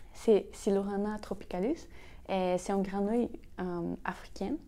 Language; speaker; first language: French; non-native, fluent; Portuguese